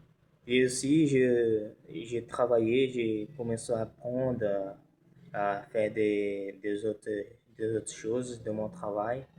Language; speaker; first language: French; non-native, learner; Portuguese